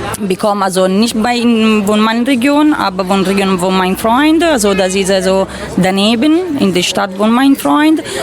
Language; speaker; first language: German; non-native, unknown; Italian